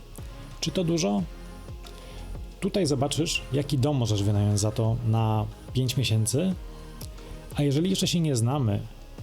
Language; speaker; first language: Polish; native; Polish